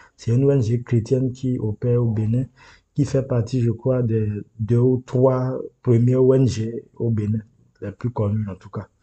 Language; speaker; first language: French; non-native, local second language; Yoruba